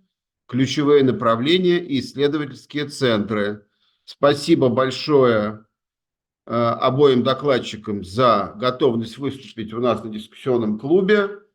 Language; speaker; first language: Russian; native; Russian